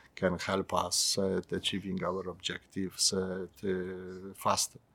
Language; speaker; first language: English; non-native, fluent; Polish